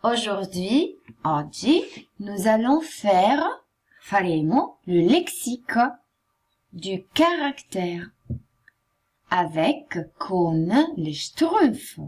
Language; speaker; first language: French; non-native, fluent; Italian